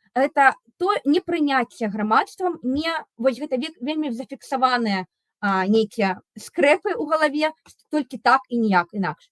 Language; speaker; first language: Belarusian; non-native, local second language; Russian